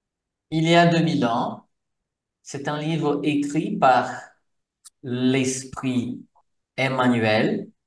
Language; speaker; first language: French; non-native, fluent; Portuguese